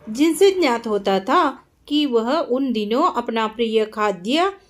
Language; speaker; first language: Hindi; non-native, local second language; Kannada